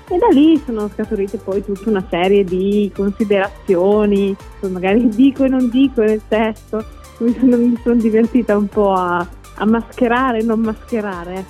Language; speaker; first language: Italian; native; Italian